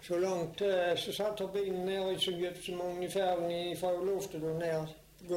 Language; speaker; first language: Swedish; native; Swedish